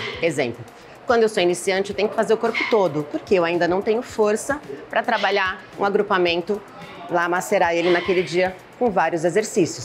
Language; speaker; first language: Portuguese; native; Portuguese